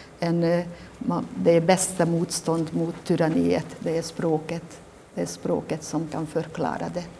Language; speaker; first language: Swedish; non-native, fluent; Hungarian